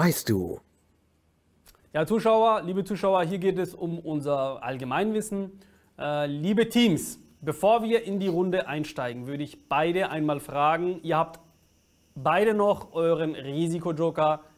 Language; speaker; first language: German; native; German